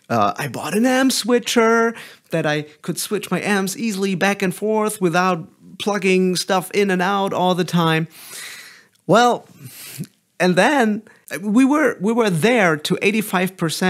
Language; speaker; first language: English; non-native, fluent; German